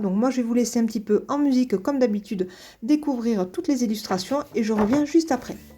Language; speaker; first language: French; native; French